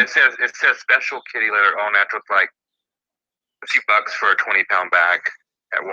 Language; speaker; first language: English; native; English